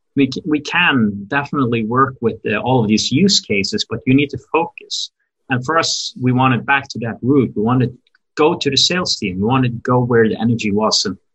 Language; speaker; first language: English; non-native, fluent; Norwegian